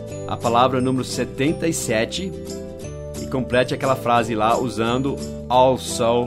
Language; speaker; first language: Portuguese; non-native, fluent; English